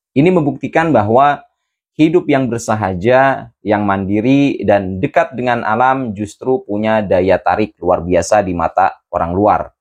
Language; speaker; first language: Indonesian; native; Indonesian